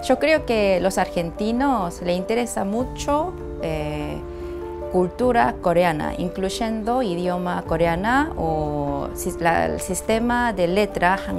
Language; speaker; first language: Spanish; non-native, learner; Korean